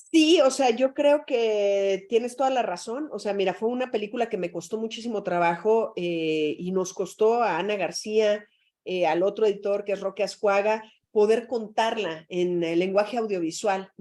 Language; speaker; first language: Spanish; native; Spanish